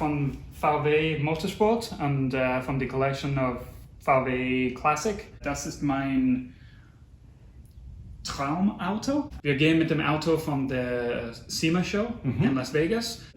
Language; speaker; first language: German; non-native, learner; English